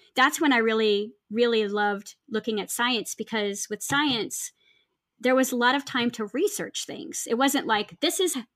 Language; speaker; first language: English; native; English